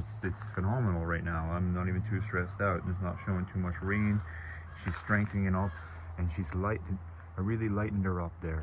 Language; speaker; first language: English; native; English